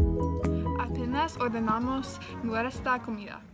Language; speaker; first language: Spanish; non-native, learner; English